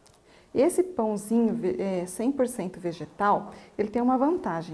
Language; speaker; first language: Portuguese; native; Portuguese